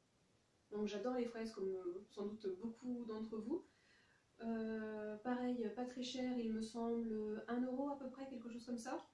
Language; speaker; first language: French; native; French